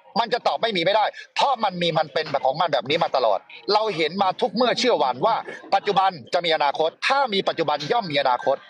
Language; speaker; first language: Thai; native; Thai